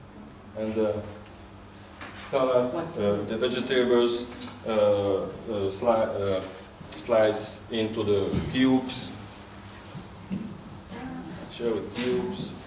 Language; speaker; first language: English; non-native, learner; Hungarian